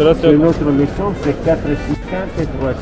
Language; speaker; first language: French; non-native, learner; Italian